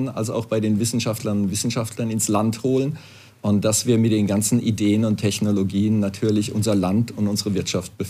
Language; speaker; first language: German; native; German